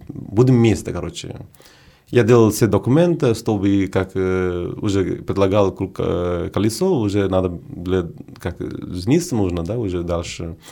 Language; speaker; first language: Russian; non-native, fluent; Hindi